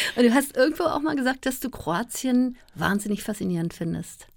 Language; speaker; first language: German; native; German